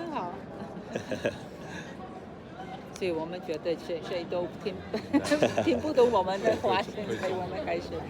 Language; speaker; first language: Chinese; non-native, fluent; Czech